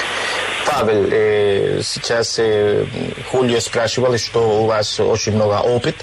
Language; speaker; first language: Russian; non-native, learner; Spanish